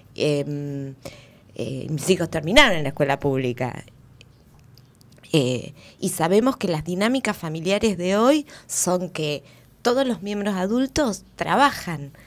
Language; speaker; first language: Spanish; native; Spanish